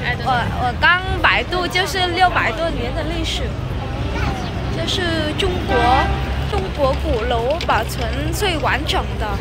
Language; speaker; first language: Chinese; non-native, fluent; Vietnamese